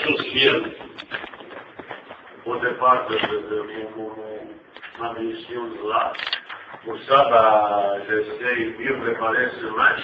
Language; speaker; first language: French; non-native, fluent; Bosnian